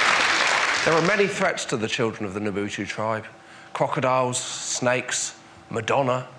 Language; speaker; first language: English; native; English